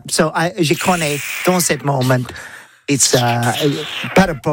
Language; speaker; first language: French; non-native, learner; English